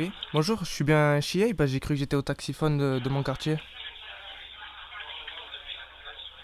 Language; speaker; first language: French; native; French